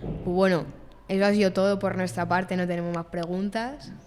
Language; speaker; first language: Spanish; native; Spanish